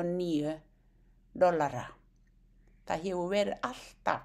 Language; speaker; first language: Icelandic; non-native, learner; Thai